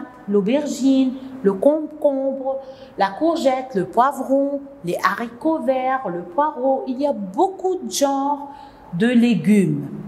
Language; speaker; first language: French; non-native, local second language; Arabic